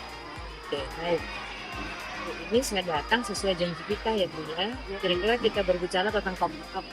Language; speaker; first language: Indonesian; native; Indonesian